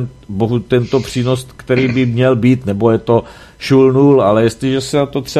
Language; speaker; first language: Czech; native; Czech